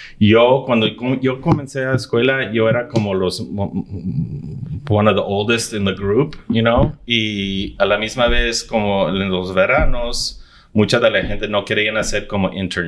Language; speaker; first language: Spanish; early bilingual, heritage; English